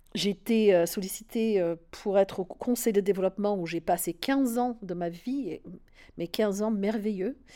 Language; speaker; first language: French; non-native, fluent; English